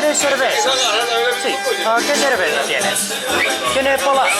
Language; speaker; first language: Spanish; non-native, learner; Finnish